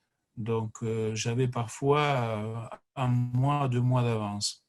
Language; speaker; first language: French; non-native, fluent; Spanish